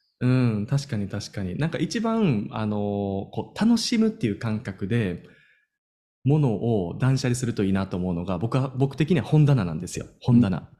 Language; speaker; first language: Japanese; native; Japanese